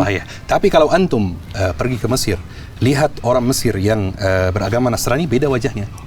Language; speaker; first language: Indonesian; non-native, fluent; Arabic